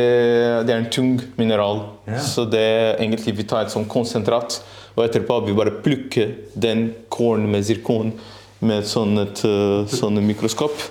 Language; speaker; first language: Norwegian; non-native, learner; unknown